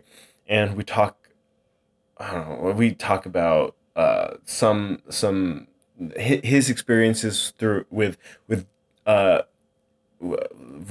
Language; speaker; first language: English; native; English